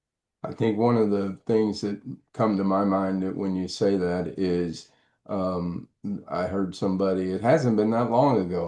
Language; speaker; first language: English; native; English